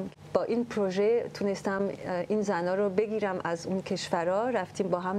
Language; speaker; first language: Persian; early bilingual, heritage; French